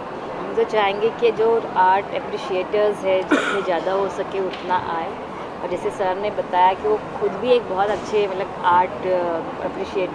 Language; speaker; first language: Hindi; native; Hindi